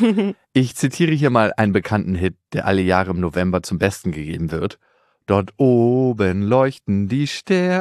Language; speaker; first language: German; native; German